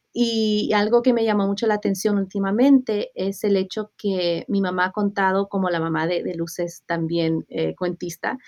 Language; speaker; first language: Spanish; early bilingual, heritage; Spanish